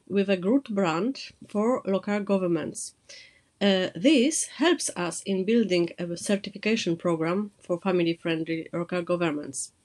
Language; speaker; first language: English; non-native, fluent; Polish